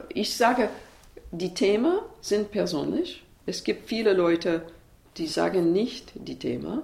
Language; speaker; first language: German; non-native, learner; English